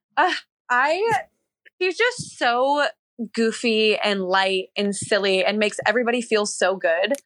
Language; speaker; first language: English; native; English